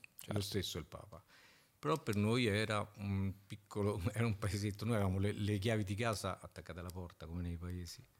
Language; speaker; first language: Italian; native; Italian